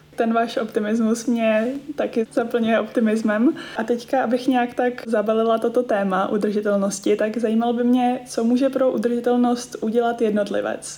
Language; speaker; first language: Czech; native; Czech